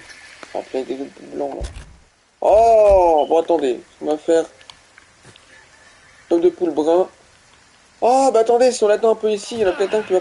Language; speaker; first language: French; native; French